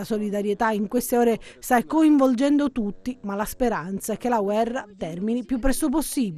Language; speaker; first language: Italian; native; Italian